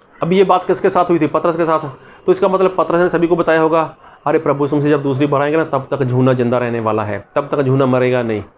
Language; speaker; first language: Hindi; non-native, local second language; Punjabi